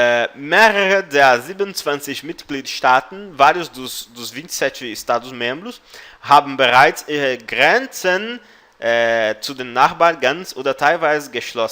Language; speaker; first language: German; non-native, fluent; Portuguese